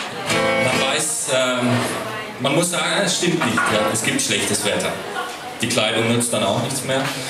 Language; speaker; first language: German; native; German